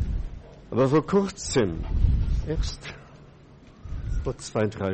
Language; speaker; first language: German; non-native, fluent; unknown